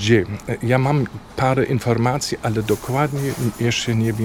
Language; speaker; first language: Polish; non-native, learner; German